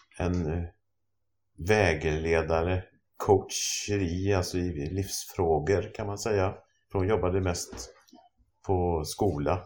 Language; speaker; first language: Swedish; native; Swedish